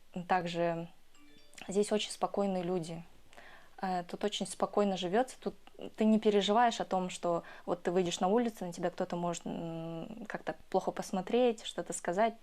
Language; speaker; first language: Russian; early bilingual, other home language; Kyrgyz